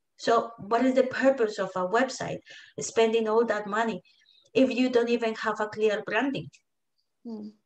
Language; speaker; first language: English; non-native, fluent; Spanish